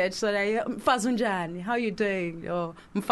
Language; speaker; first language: English; non-native, local second language; Zulu